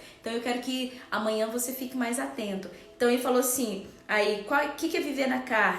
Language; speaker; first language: Portuguese; native; Portuguese